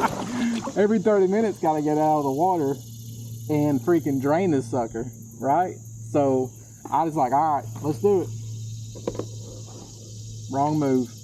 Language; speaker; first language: English; native; English